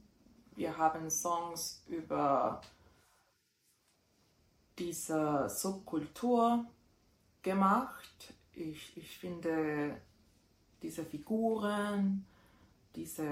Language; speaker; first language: German; non-native, fluent; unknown